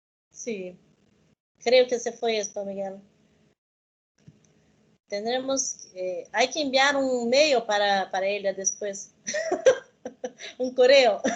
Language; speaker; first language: Spanish; non-native, learner; Portuguese